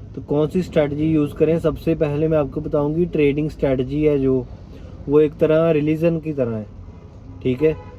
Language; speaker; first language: Hindi; non-native, local second language; Punjabi